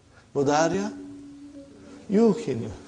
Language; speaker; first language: Arabic; non-native, fluent; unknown